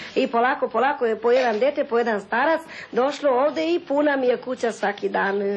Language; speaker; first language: Serbian; non-native, local second language; Romanian